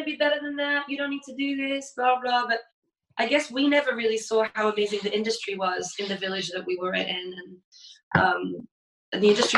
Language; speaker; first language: English; native; English